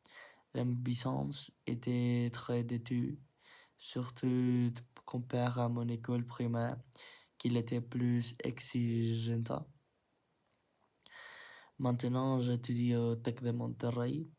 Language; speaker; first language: French; non-native, learner; Spanish